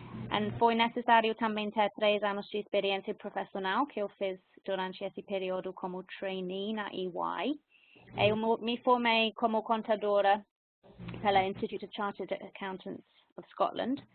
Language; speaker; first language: Portuguese; non-native, fluent; English